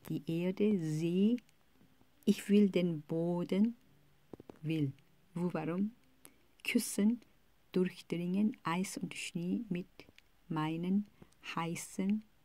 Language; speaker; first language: German; non-native, fluent; Korean